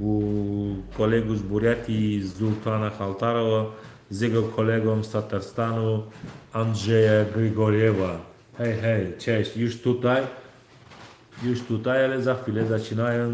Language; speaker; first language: Polish; non-native, learner; Turkmen